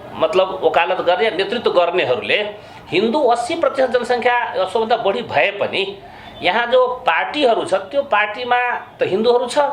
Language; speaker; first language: Nepali; non-native, local second language; Maithili